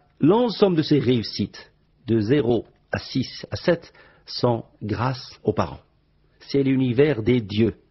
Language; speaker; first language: French; non-native, local second language; Arabic